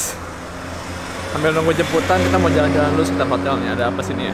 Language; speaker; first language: Indonesian; native; Indonesian